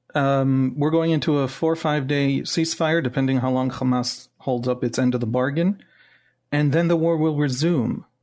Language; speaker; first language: English; non-native, fluent; Hebrew